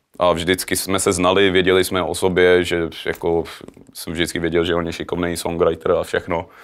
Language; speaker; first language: Czech; early bilingual, heritage; Czech